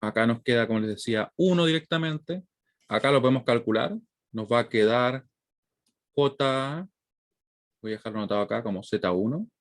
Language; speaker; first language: Spanish; native; Spanish